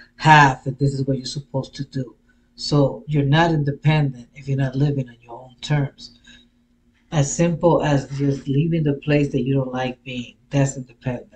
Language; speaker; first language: English; early bilingual, other home language; Spanish